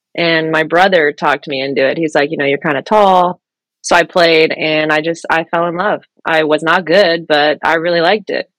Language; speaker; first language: English; early bilingual, other home language; French